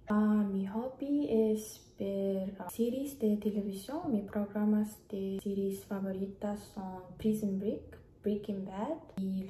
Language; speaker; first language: Spanish; non-native, learner; Mongolian